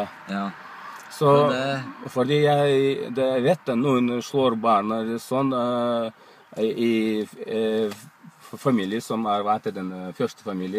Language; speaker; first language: Norwegian; non-native, learner; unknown